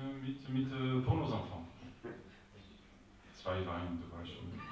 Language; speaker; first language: German; non-native, local second language; French